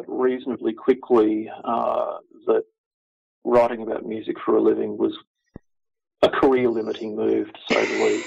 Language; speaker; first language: English; native; English